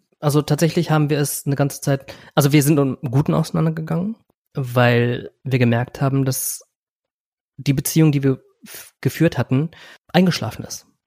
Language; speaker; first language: German; native; German